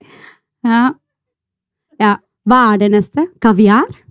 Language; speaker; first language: Norwegian; non-native, fluent; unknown